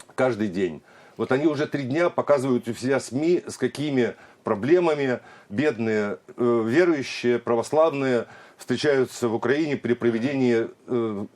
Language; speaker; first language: Russian; native; Russian